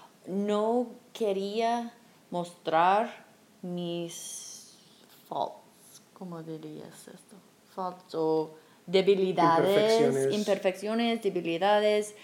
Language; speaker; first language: Spanish; non-native, learner; English